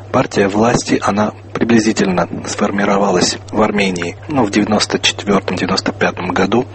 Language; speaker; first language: Russian; non-native, local second language; Armenian